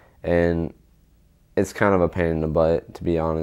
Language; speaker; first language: English; native; English